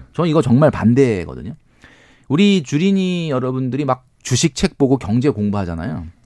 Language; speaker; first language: Korean; native; Korean